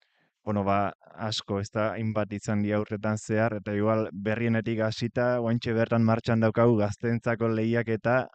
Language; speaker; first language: Basque; native; Basque